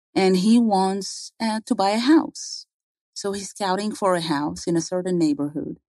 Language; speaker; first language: English; non-native, fluent; Hebrew